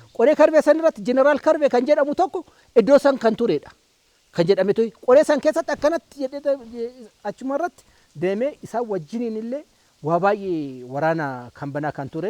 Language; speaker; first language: Oromo; native; Oromo